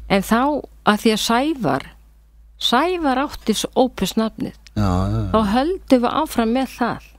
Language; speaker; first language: Icelandic; native; Icelandic